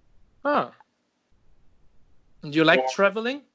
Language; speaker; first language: English; non-native, fluent; German